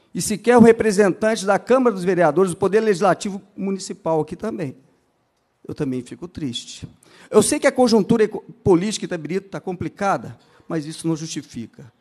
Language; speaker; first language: Portuguese; native; Portuguese